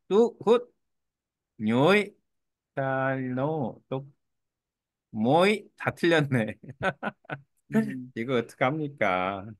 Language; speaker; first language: Korean; native; Korean